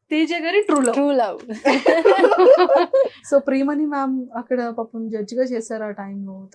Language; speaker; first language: Telugu; native; Telugu